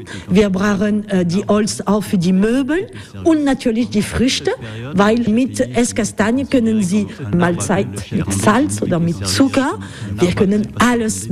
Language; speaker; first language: German; non-native, learner; French